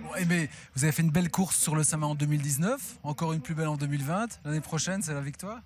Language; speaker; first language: French; native; French